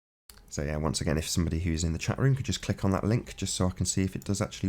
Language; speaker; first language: English; native; English